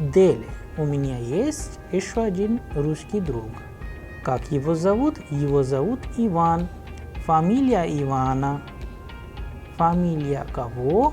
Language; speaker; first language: Russian; non-native, fluent; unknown